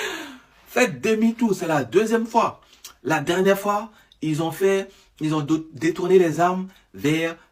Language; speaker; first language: French; native; French